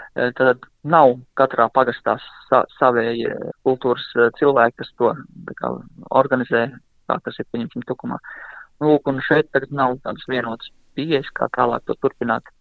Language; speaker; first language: Latvian; native; Latvian